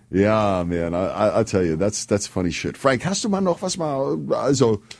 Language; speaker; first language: English; native; English